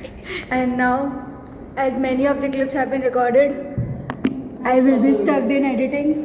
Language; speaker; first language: English; non-native, local second language; Hindi